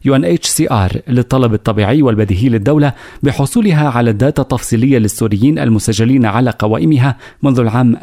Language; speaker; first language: Arabic; native; Arabic